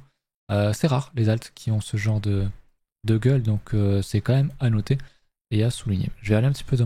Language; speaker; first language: French; native; French